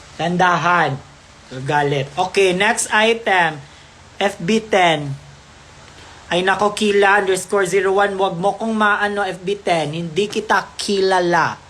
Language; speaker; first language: Filipino; non-native, local second language; Cebuano